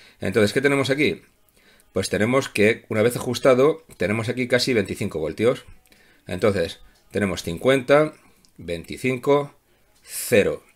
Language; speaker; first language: Spanish; native; Spanish